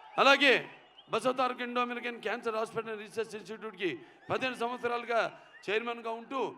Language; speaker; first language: Telugu; native; Telugu